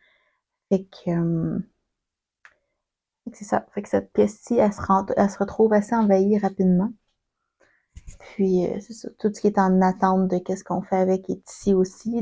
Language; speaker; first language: French; native; French